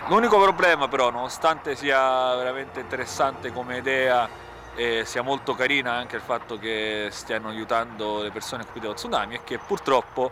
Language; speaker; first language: Italian; native; Italian